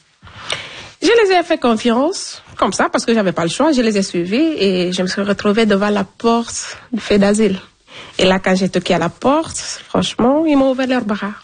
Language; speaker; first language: French; non-native, local second language; Fula